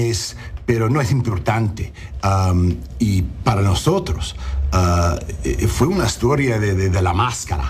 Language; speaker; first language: Spanish; non-native, learner; English